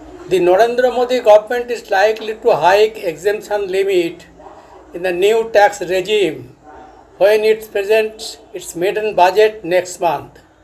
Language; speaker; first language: English; non-native, local second language; Bangla